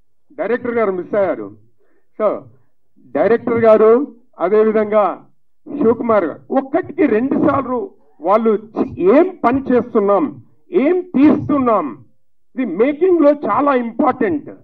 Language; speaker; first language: Telugu; native; Telugu